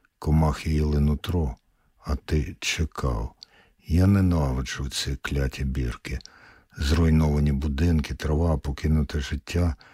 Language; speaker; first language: Ukrainian; native; Ukrainian